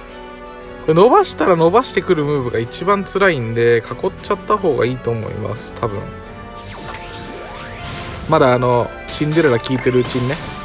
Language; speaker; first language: Japanese; native; Japanese